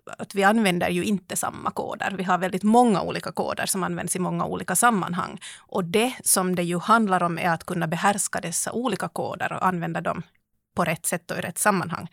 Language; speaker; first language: Swedish; native; Swedish